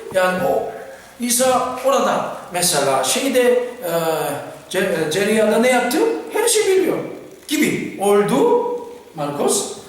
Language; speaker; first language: Turkish; non-native, fluent; Korean